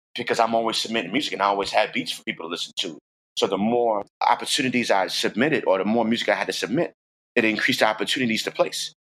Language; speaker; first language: English; native; English